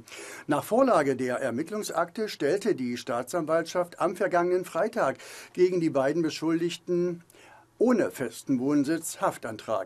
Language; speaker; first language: German; native; German